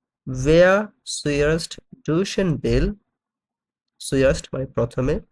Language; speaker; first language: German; non-native, fluent; Bangla